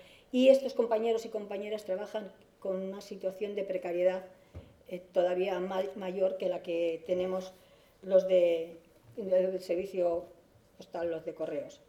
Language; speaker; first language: Spanish; native; Spanish